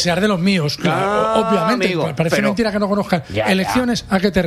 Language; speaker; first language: Spanish; native; Spanish